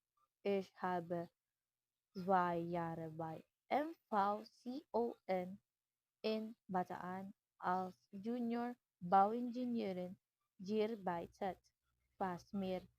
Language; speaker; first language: German; non-native, learner; Filipino